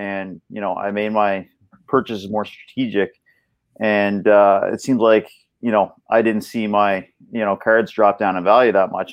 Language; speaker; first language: English; native; English